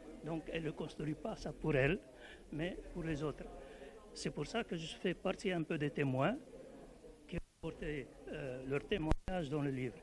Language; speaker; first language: French; non-native, local second language; Arabic